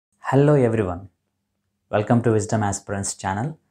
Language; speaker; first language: English; non-native, local second language; Telugu